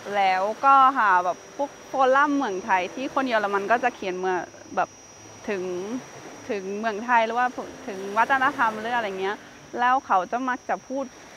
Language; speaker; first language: Thai; non-native, fluent; German